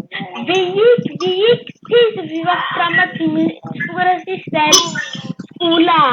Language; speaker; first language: Swedish; early bilingual, other home language; French